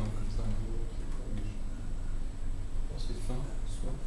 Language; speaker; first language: French; native; French